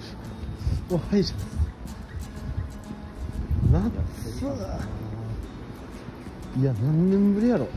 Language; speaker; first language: Japanese; native; Japanese